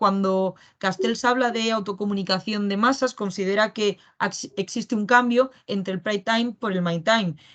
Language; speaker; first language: Spanish; native; Spanish